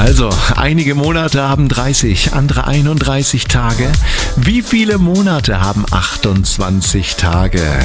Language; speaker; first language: German; native; German